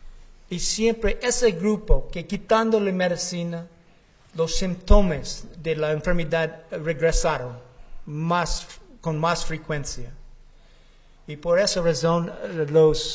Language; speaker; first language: Spanish; non-native, learner; English